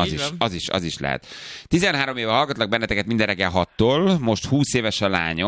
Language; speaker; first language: Hungarian; native; Hungarian